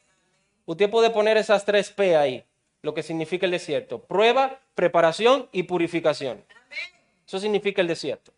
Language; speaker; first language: Spanish; native; Spanish